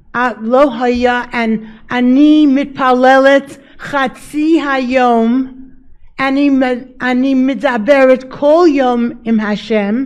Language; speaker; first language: Hebrew; non-native, learner; English